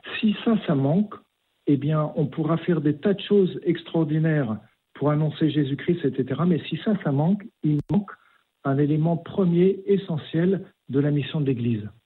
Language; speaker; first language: French; native; French